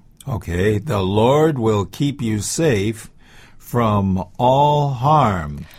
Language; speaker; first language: English; native; English